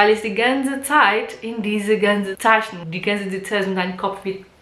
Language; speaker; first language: German; non-native, learner; Portuguese